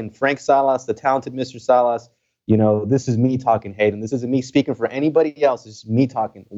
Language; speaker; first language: English; early bilingual, other home language; Spanish